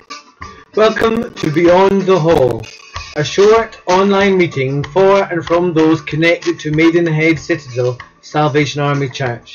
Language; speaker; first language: English; native; English